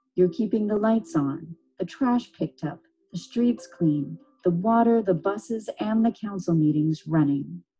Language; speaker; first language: English; native; English